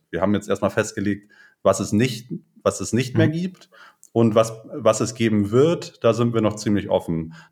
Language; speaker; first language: German; native; German